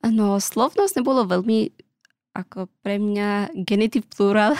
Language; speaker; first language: Slovak; non-native, learner; Pashto